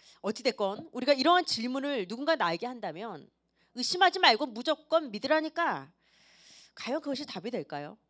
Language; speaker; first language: Korean; native; Korean